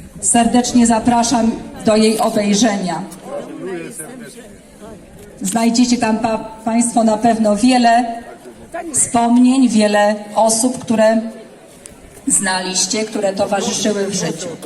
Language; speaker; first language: Polish; native; Polish